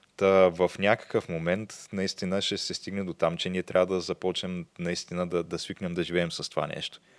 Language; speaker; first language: Bulgarian; native; Bulgarian